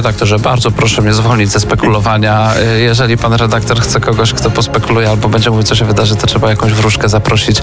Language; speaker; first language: Polish; native; Polish